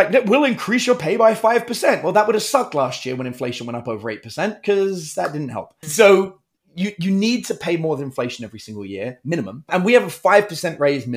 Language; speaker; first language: English; native; English